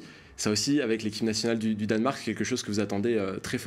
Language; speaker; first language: French; native; French